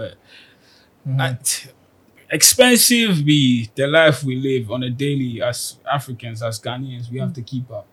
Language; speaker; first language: English; non-native, local second language; Akan